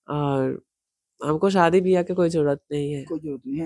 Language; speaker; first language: Hindi; non-native, local second language; Bangla